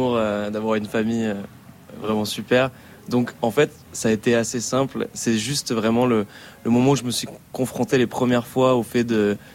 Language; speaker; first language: French; native; French